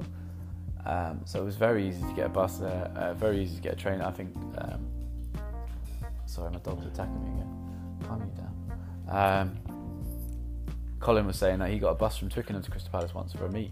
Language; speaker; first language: English; native; English